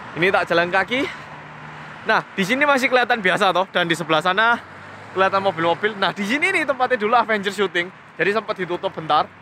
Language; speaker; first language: Indonesian; early bilingual, other home language; Korean